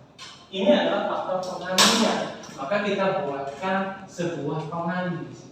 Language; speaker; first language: Indonesian; native; Indonesian